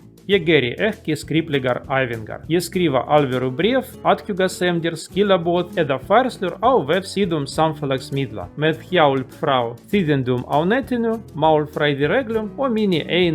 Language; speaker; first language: Icelandic; non-native, learner; Russian